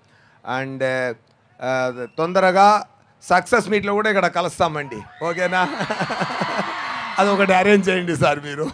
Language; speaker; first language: Telugu; non-native, fluent; Tamil